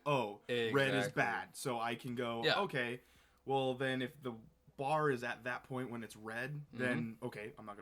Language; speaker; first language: English; native; English